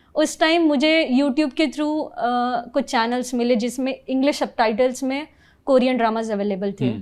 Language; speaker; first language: Hindi; non-native, local second language; Marathi